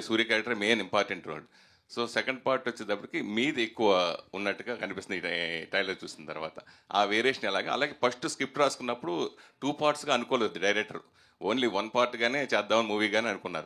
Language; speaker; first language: Telugu; native; Telugu